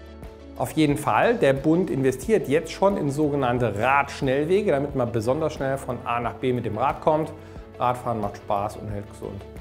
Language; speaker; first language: German; native; German